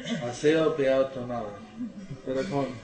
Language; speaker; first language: Spanish; non-native, learner; English